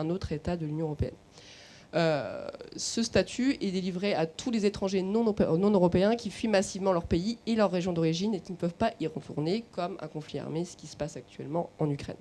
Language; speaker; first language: French; native; French